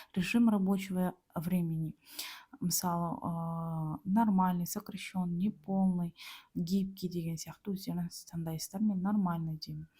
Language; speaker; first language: Russian; non-native, local second language; Kazakh